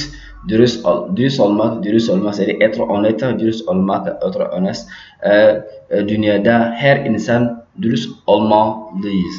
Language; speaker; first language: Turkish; non-native, fluent; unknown